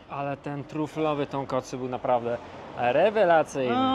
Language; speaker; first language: Polish; native; Polish